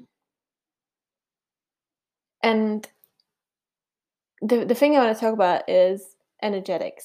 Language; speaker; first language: English; non-native, fluent; Swiss German